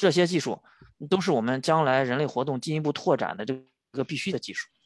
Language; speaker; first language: Chinese; native; Chinese